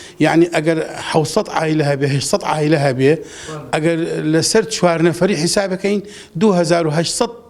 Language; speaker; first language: Central Kurdish; non-native, local second language; Southern Kurdish